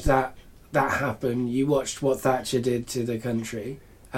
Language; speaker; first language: English; native; English